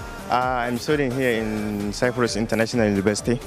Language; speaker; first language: English; non-native, fluent; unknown